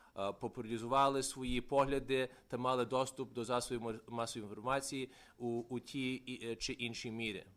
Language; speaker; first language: Ukrainian; early bilingual, heritage; Ukrainian